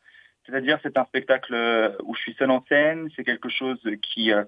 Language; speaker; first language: French; native; French